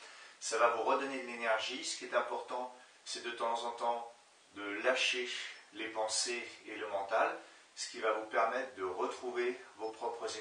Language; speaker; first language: French; native; French